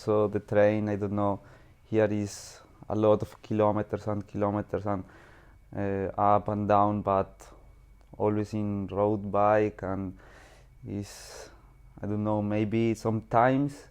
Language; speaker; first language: English; non-native, learner; Spanish